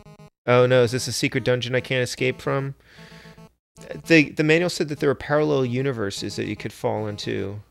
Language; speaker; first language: English; native; English